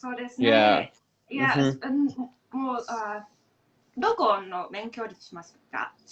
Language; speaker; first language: Japanese; non-native, learner; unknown